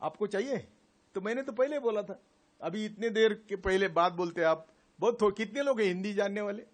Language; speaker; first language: Hindi; non-native, local second language; Marathi